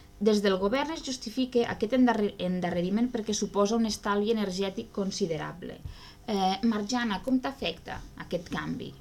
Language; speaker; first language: Catalan; native; Catalan